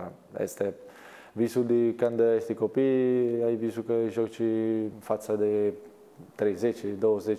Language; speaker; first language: Romanian; non-native, learner; Italian